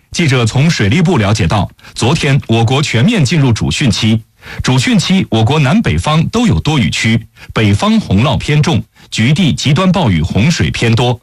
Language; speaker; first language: Chinese; native; Chinese